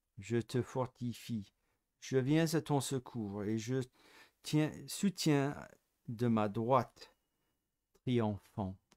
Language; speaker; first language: French; non-native, fluent; English